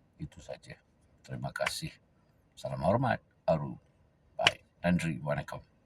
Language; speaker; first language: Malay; non-native, local second language; Tamil